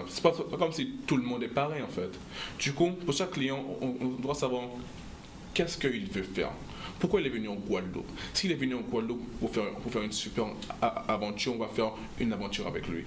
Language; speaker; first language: French; non-native, local second language; English